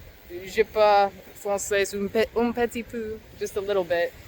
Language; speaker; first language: French; non-native, learner; English